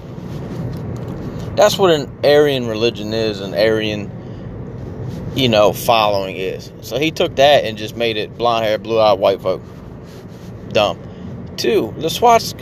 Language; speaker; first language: English; native; English